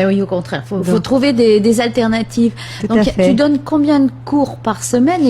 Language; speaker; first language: French; native; French